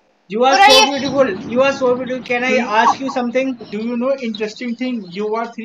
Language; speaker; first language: English; non-native, local second language; Hindi